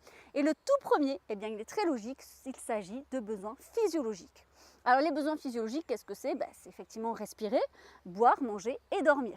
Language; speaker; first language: French; native; French